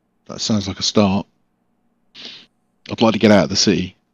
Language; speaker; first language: English; native; English